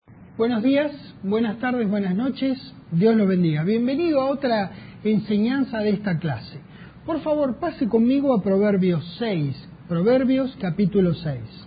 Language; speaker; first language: Spanish; native; Spanish